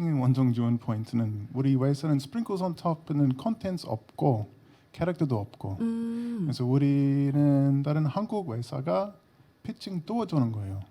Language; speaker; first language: Korean; non-native, learner; English